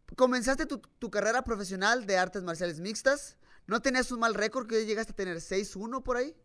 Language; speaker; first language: Spanish; native; Spanish